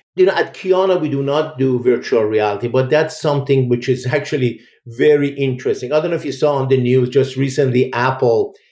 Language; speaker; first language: English; early bilingual, other home language; Persian